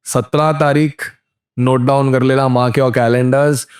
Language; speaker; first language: Hindi; non-native, local second language; Marathi